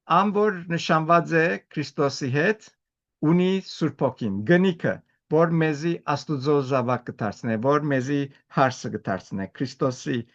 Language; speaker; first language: Armenian; early bilingual, heritage; Armenian